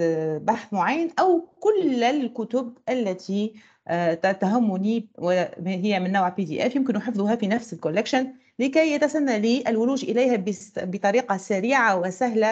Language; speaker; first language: Arabic; native; Arabic